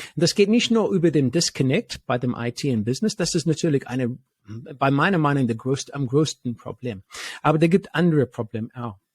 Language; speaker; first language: German; non-native, fluent; English